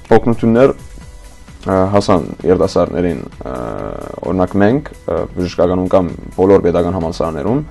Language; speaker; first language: Armenian; early bilingual, heritage; Armenian